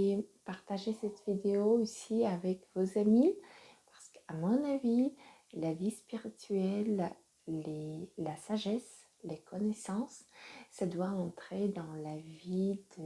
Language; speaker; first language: French; non-native, fluent; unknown